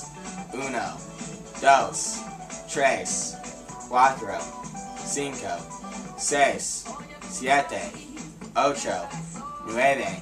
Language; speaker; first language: Spanish; non-native, learner; English